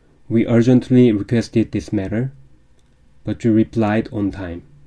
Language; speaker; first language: English; non-native, fluent; Korean